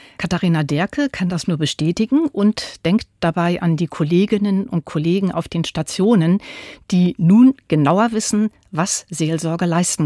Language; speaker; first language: German; native; German